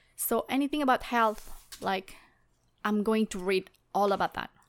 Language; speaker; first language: English; non-native, fluent; Indonesian